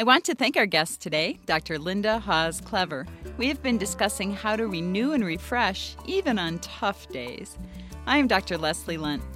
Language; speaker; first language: English; native; English